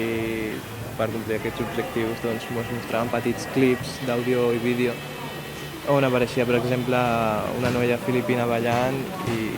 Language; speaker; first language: Catalan; early bilingual, other home language; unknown